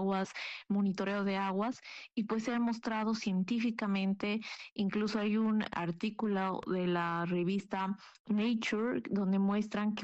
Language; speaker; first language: Spanish; non-native, local second language; Aymara